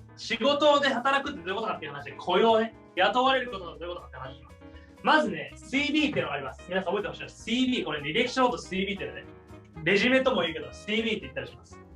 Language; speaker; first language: Japanese; native; Japanese